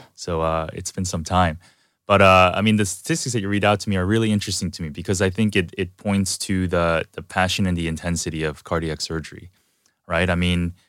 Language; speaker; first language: English; early bilingual, other home language; Korean